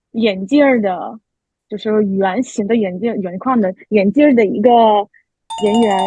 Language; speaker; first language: Chinese; non-native, fluent; Russian